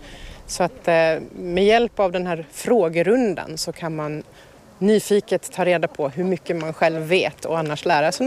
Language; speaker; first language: Swedish; native; Swedish